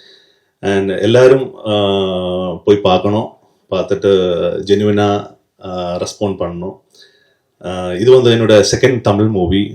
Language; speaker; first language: Tamil; non-native, learner; Malayalam